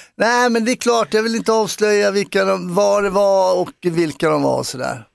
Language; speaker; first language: Swedish; native; Swedish